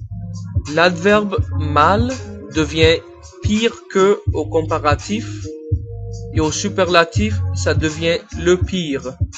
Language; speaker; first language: French; non-native, fluent; English